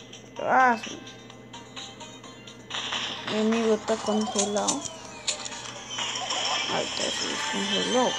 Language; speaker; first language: Spanish; native; Spanish